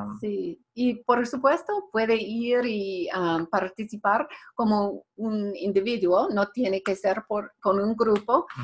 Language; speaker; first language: Spanish; non-native, fluent; English